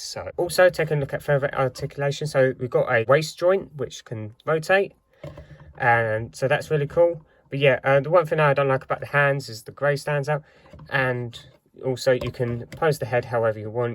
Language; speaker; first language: English; native; English